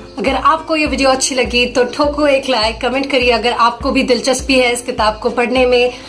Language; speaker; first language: Hindi; non-native, local second language; Bangla